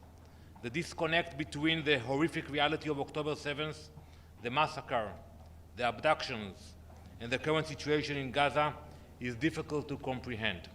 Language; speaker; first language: English; non-native, fluent; Hebrew